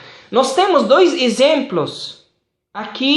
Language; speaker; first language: Portuguese; non-native, fluent; Arabic